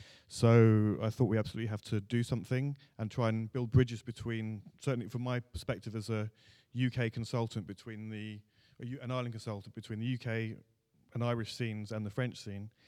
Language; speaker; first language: English; native; English